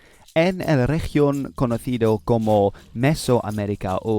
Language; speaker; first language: Spanish; non-native, learner; English